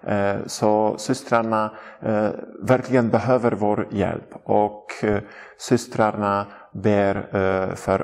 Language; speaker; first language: Swedish; non-native, fluent; Polish